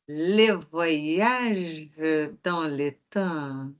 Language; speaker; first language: French; non-native, fluent; Portuguese